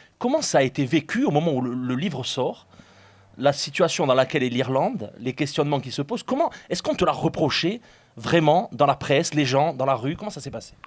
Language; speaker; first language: French; native; French